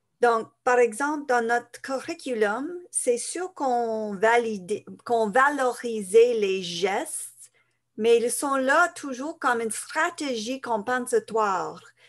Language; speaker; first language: French; non-native, fluent; English